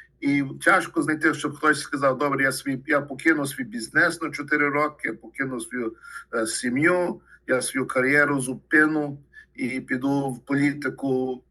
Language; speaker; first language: Ukrainian; early bilingual, heritage; Ukrainian